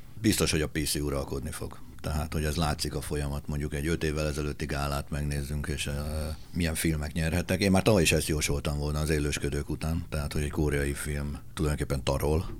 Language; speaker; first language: Hungarian; native; Hungarian